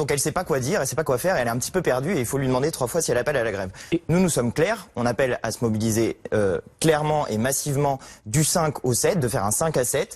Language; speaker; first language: French; native; French